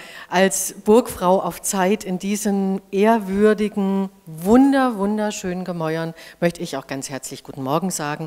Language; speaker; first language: German; native; German